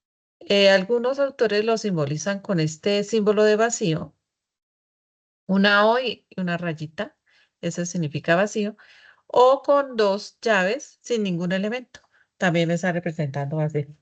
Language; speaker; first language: Spanish; native; Spanish